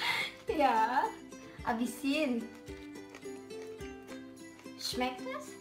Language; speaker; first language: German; non-native, learner; Indonesian